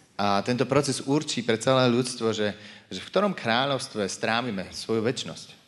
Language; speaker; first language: Slovak; native; Slovak